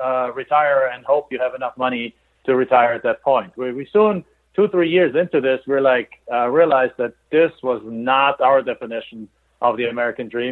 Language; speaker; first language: English; non-native, fluent; German